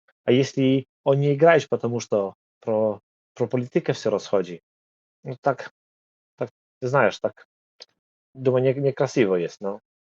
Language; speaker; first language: Russian; non-native, learner; Polish